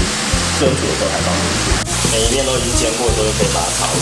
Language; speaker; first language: Chinese; native; Chinese